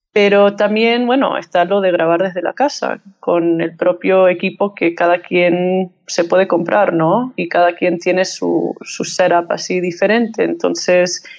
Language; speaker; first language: Spanish; early bilingual, heritage; English